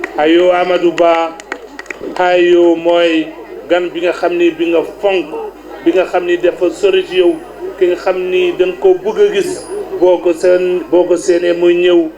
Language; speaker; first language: Wolof; non-native, local second language; Fula